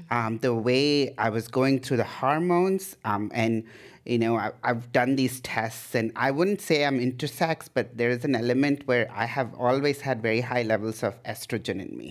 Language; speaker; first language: English; non-native, local second language; Tamil